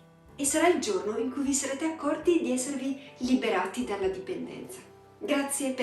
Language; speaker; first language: Italian; native; Italian